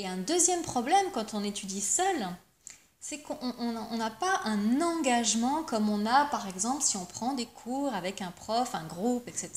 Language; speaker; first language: French; native; French